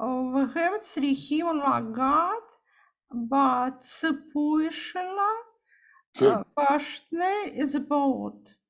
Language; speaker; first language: Hebrew; non-native, fluent; Russian